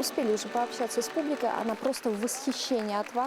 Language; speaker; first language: Russian; native; Russian